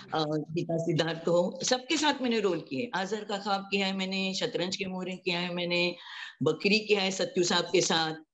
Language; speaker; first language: Hindi; non-native, local second language; Marathi